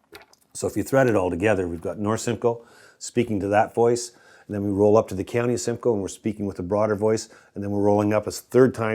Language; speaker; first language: English; native; English